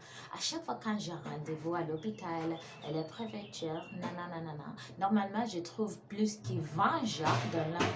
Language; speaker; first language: French; non-native, fluent; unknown